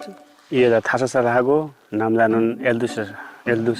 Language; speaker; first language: Korean; non-native, learner; Nepali